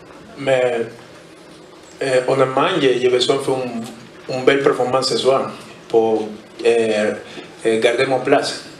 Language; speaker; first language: French; non-native, learner; Spanish